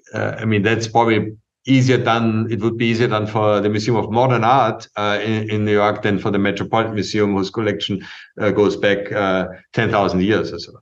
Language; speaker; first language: English; non-native, fluent; German